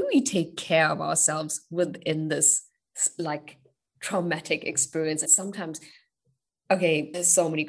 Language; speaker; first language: English; native; English